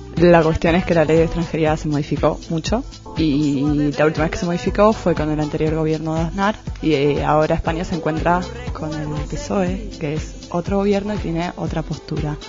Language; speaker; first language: Spanish; native; Spanish